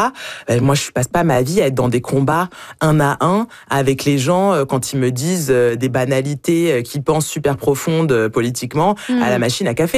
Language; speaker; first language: French; native; French